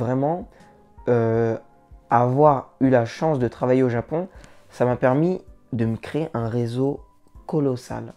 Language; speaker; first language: French; native; French